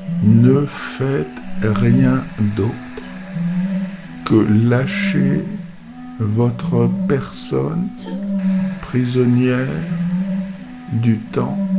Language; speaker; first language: French; native; French